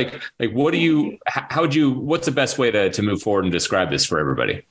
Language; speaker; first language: English; native; English